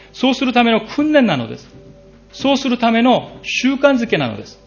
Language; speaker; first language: Japanese; non-native, fluent; Korean